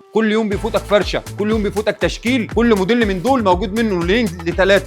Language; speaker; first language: Arabic; native; Arabic